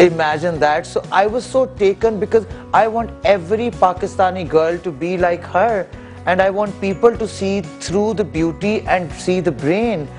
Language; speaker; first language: English; non-native, local second language; Urdu